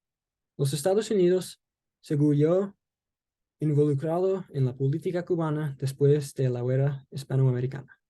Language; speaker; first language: Spanish; non-native, learner; English